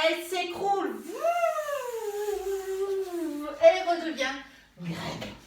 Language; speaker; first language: French; native; French